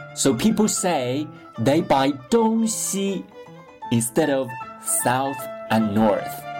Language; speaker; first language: English; non-native, fluent; Chinese